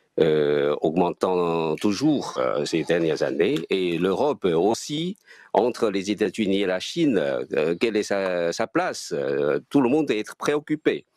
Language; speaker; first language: French; non-native, fluent; Chinese